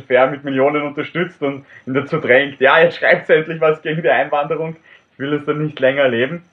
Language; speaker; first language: German; native; German